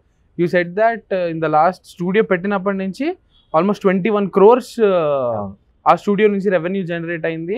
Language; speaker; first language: Telugu; native; Telugu